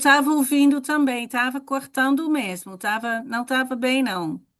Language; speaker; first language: Portuguese; non-native, fluent; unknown